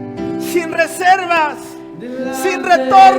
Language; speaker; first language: Spanish; native; Spanish